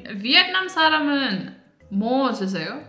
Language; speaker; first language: Korean; non-native, learner; Indonesian